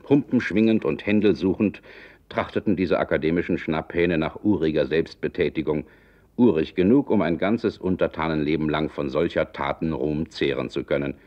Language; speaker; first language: German; native; German